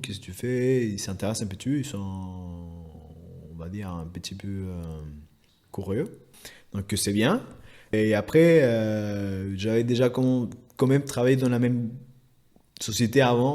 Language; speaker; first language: French; non-native, fluent; Spanish